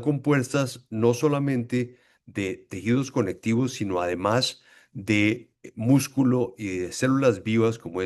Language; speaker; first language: Spanish; native; Spanish